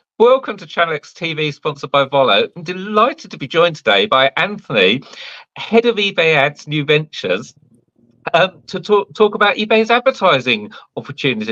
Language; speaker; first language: English; native; English